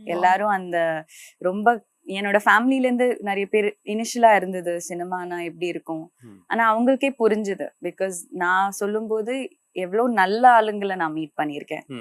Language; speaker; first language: Tamil; non-native, local second language; Malayalam